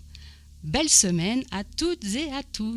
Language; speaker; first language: French; native; French